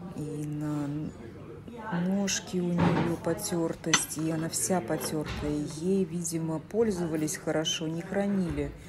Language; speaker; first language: Russian; native; Russian